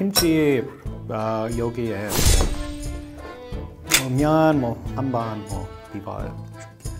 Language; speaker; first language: Korean; non-native, learner; English